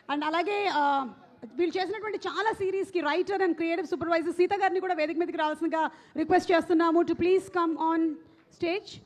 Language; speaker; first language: Telugu; native; Telugu